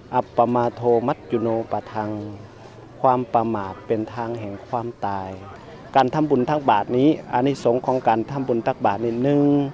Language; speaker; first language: Lao; native; Lao